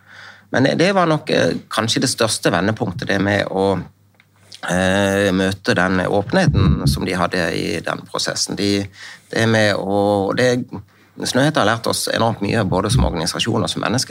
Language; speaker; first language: Norwegian; native; Norwegian